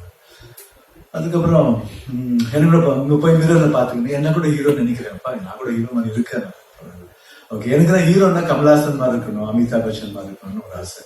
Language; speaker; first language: Tamil; non-native, local second language; Kannada